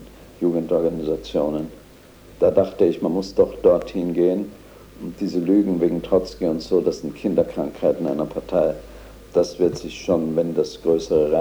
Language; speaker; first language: German; native; German